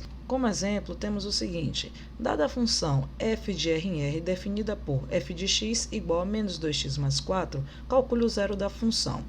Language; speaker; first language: Portuguese; native; Portuguese